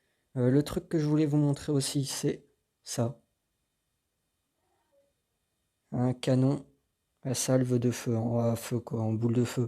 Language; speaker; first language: French; native; French